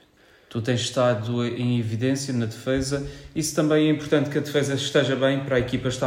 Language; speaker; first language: Portuguese; native; Portuguese